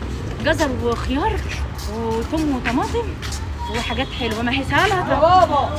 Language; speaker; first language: Arabic; native; Arabic